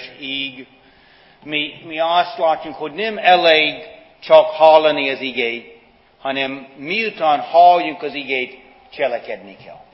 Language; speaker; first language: Hungarian; non-native, fluent; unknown